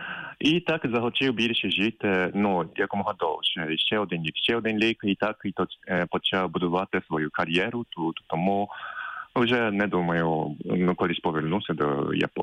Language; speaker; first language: Ukrainian; non-native, fluent; Japanese